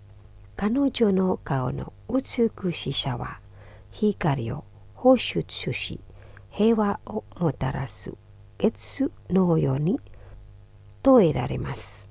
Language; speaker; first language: Japanese; non-native, fluent; Indonesian